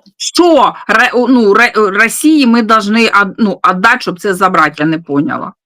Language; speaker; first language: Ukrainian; non-native, local second language; Russian